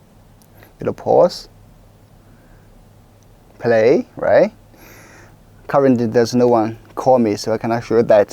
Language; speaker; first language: English; non-native, local second language; Chinese